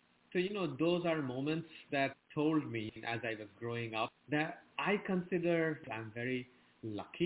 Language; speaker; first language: English; non-native, local second language; Bangla